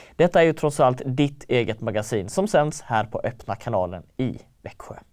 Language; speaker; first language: Swedish; native; Swedish